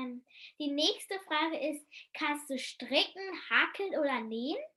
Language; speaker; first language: German; early bilingual, heritage; German